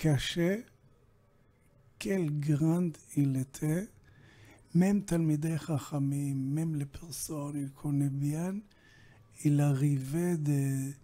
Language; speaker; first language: French; non-native, learner; Hebrew